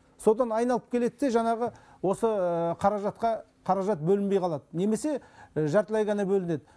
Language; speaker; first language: Kazakh; native; Kazakh